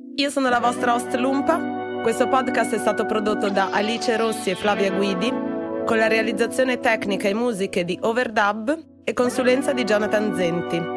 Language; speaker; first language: Italian; native; Italian